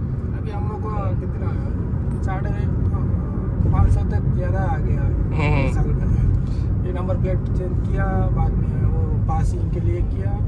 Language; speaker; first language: Hindi; non-native, learner; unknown